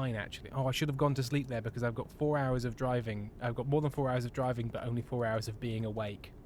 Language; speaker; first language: English; native; English